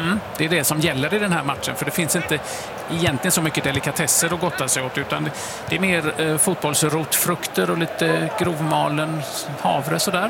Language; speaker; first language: Swedish; native; Swedish